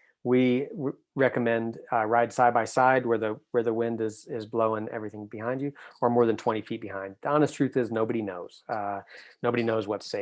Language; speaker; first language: English; native; English